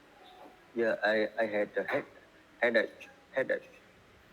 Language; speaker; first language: English; non-native, learner; Vietnamese